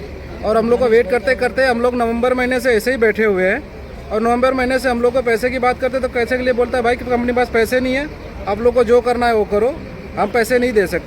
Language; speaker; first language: Hindi; native; Hindi